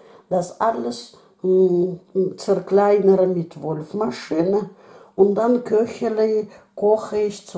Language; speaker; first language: German; non-native, fluent; Russian